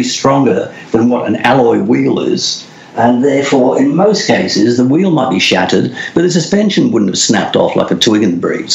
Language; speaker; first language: English; native; English